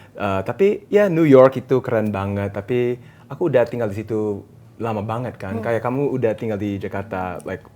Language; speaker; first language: Indonesian; early bilingual, heritage; English